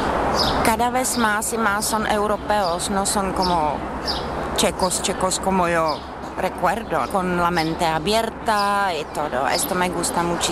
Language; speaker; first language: Spanish; non-native, fluent; Czech